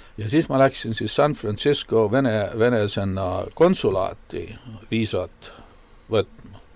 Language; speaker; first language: Estonian; native; Estonian